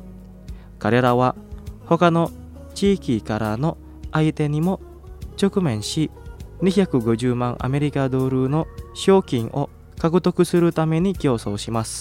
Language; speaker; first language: Japanese; non-native, fluent; Indonesian